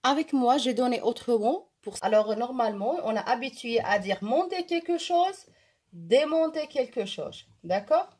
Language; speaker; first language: French; non-native, local second language; Arabic